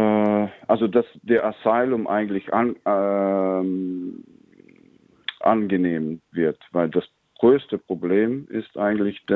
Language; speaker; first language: German; non-native, fluent; Latvian